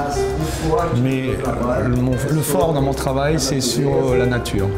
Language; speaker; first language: French; non-native, fluent; Portuguese